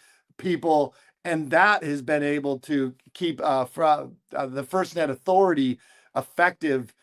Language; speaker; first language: English; native; English